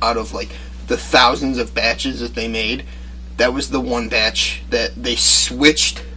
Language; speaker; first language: English; native; English